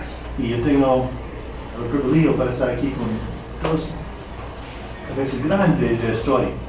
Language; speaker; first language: Spanish; non-native, fluent; English